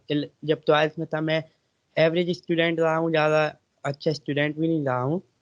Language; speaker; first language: Hindi; native; Hindi